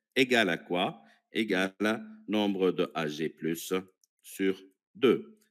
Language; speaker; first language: French; non-native, local second language; Arabic